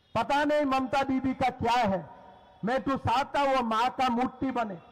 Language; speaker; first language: Hindi; non-native, local second language; Assamese